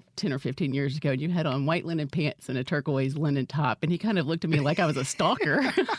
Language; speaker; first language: English; native; English